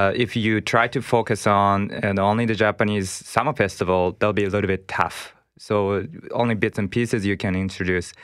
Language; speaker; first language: English; non-native, learner; Japanese